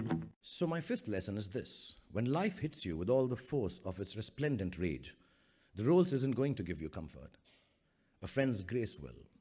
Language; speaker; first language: English; non-native, local second language; Hindi